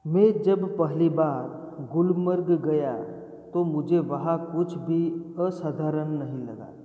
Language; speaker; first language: Hindi; non-native, local second language; Gujarati